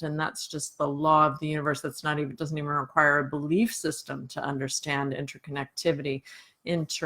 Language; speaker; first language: English; native; English